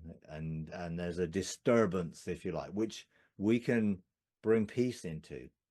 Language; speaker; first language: English; native; English